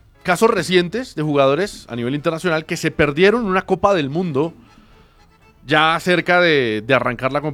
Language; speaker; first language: Spanish; native; Spanish